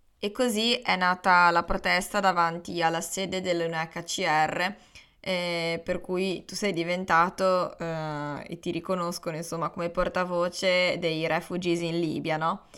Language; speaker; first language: Italian; native; Italian